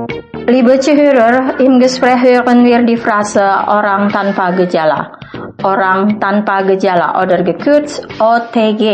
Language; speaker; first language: German; non-native, fluent; Indonesian